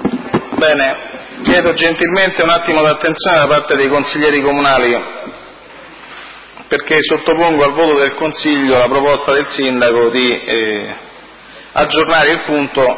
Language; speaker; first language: Italian; native; Italian